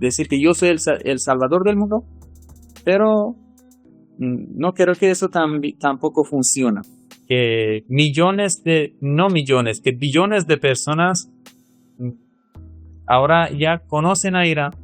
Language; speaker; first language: Spanish; non-native, fluent; Persian